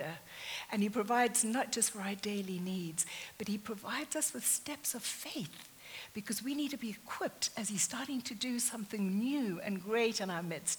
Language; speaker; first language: English; native; English